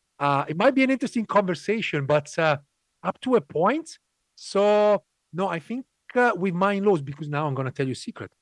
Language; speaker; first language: English; non-native, fluent; Italian